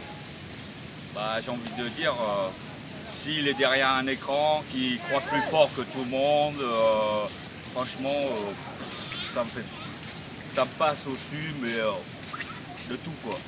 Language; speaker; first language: French; early bilingual, other home language; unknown